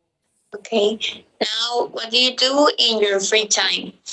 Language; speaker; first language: English; non-native, learner; Spanish